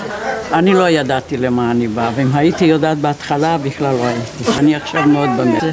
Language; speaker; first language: Hebrew; non-native, fluent; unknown